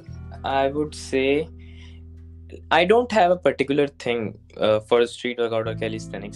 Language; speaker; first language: English; non-native, local second language; Hindi